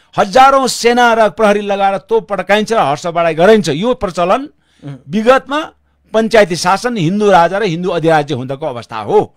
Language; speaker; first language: Nepali; non-native, local second language; Sherpa